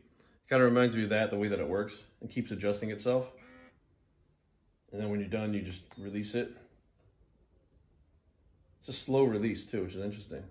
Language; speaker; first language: English; native; English